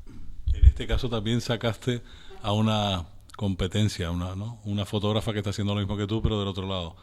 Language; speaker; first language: Spanish; native; Spanish